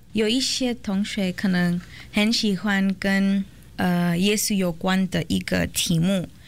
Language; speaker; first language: Chinese; non-native, learner; Portuguese